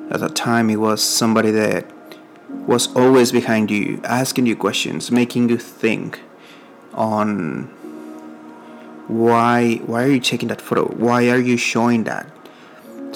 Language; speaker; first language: English; non-native, fluent; Spanish